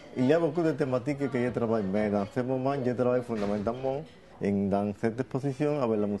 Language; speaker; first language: French; non-native, learner; Spanish